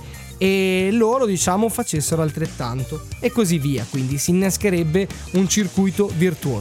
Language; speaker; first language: Italian; native; Italian